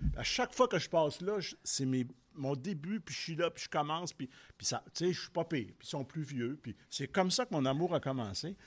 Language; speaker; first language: French; native; French